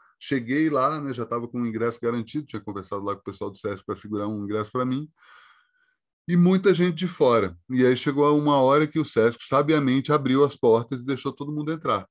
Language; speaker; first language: Portuguese; native; Portuguese